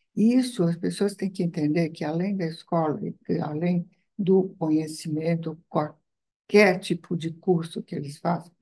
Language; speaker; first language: Portuguese; non-native, fluent; Italian